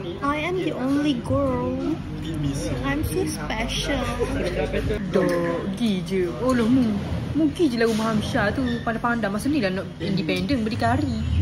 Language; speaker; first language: Malay; native; Malay